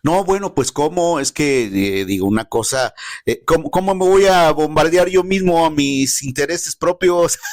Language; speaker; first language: Spanish; native; Spanish